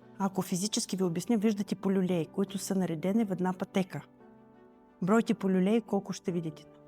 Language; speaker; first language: Bulgarian; non-native, fluent; Russian